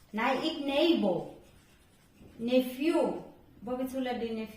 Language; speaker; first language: Danish; non-native, fluent; Filipino